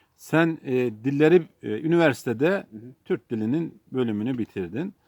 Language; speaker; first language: Turkish; native; Turkish